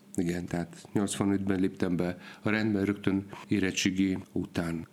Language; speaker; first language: Hungarian; non-native, fluent; Polish